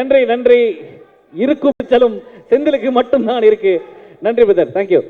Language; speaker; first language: Tamil; native; Tamil